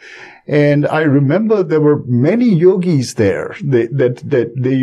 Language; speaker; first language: English; non-native, local second language; Bangla